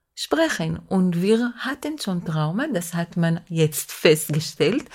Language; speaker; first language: German; non-native, fluent; Hebrew